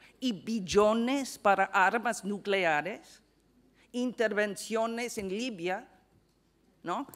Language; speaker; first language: Spanish; non-native, fluent; English